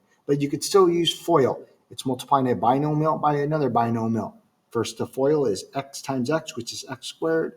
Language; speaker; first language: English; native; English